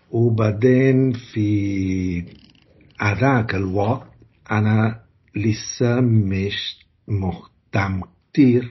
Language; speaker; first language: Arabic; non-native, learner; Italian